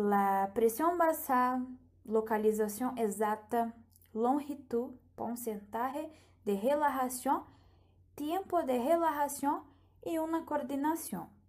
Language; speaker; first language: Portuguese; non-native, learner; Spanish